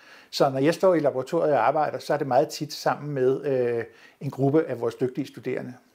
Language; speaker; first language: Danish; native; Danish